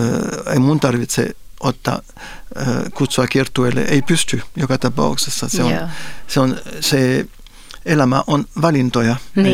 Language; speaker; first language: Finnish; non-native, fluent; French